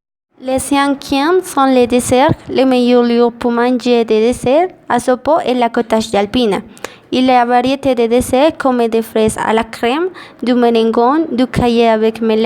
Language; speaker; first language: French; non-native, learner; Spanish